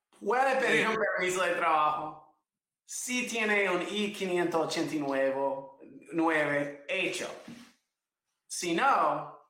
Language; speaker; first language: Spanish; non-native, fluent; English